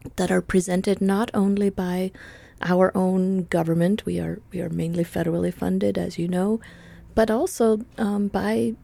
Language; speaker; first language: English; non-native, fluent; Spanish